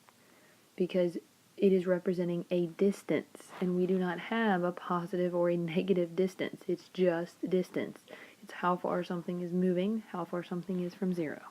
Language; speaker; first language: English; native; English